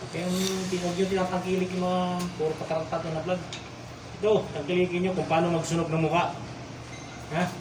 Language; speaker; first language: Filipino; native; Filipino